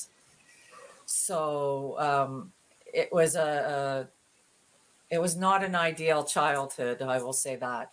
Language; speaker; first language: English; native; English